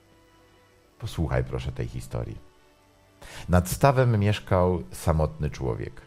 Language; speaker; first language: Polish; native; Polish